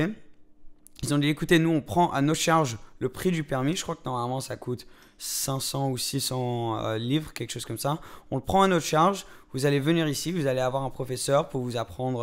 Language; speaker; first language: French; native; French